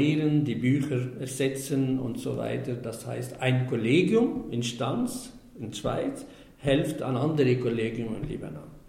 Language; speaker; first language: German; non-native, fluent; Arabic